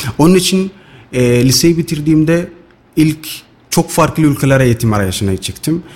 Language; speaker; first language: Turkish; non-native, fluent; Somali